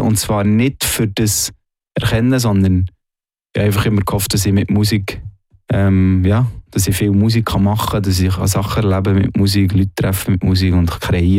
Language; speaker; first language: German; native; German